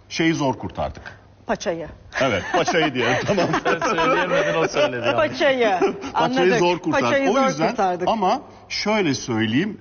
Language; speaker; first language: Turkish; native; Turkish